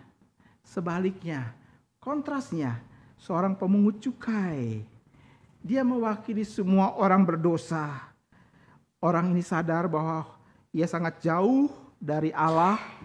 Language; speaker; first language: Indonesian; native; Indonesian